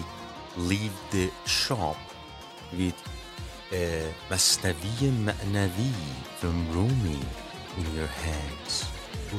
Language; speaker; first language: English; non-native, fluent; Persian